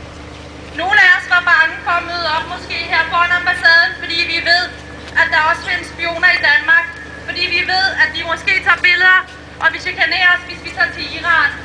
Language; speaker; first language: Danish; early bilingual, other home language; Persian